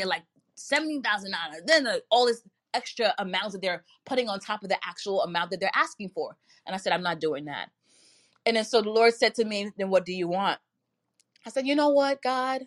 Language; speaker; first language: English; native; English